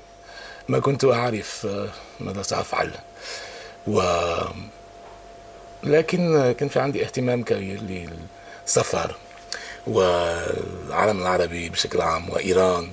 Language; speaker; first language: Arabic; non-native, fluent; French